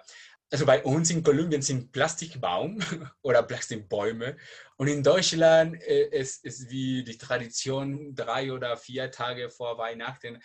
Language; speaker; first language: German; non-native, learner; Spanish